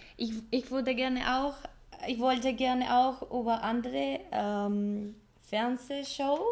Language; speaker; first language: German; non-native, learner; Spanish